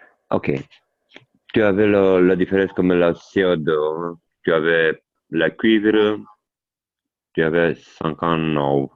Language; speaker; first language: French; non-native, learner; Italian